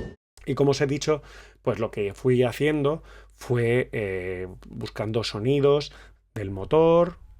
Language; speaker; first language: Spanish; native; Spanish